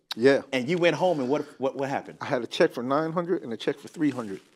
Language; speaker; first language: English; native; English